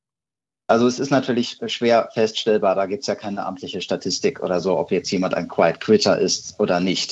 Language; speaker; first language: German; native; German